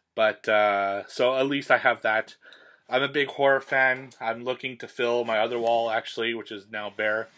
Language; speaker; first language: English; native; English